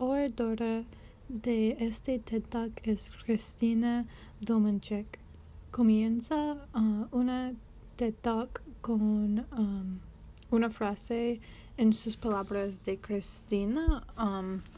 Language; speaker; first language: Spanish; non-native, learner; English